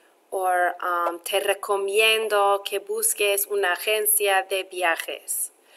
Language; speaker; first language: Spanish; non-native, fluent; English